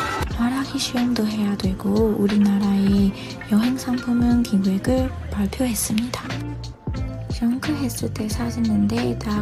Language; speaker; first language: Korean; non-native, learner; Burmese